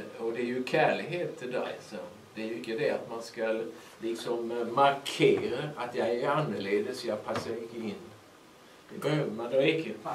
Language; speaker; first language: Swedish; native; Swedish